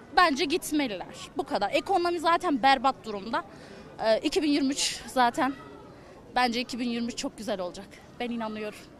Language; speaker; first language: Turkish; native; Turkish